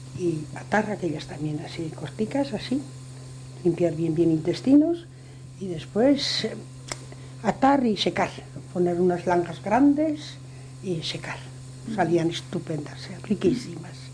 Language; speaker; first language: Spanish; non-native, local second language; Basque